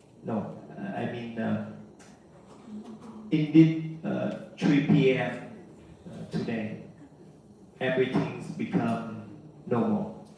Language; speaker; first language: English; non-native, learner; Vietnamese